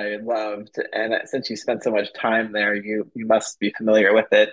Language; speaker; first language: English; native; English